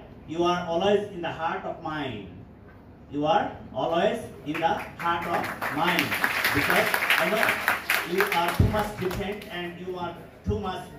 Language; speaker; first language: English; non-native, local second language; Bangla